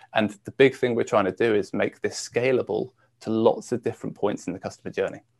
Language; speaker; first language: English; native; English